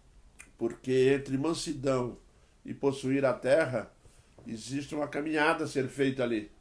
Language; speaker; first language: Portuguese; native; Portuguese